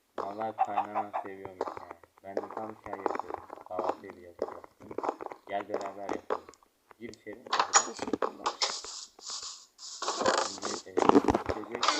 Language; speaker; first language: Turkish; native; Turkish